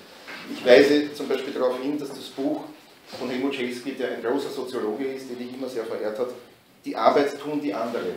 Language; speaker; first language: German; native; German